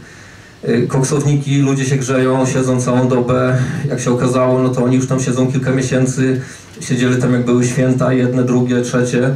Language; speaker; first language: Polish; native; Polish